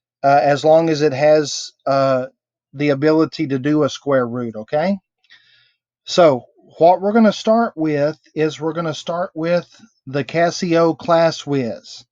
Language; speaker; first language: English; native; English